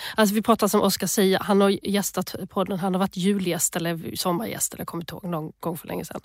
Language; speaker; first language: Swedish; native; Swedish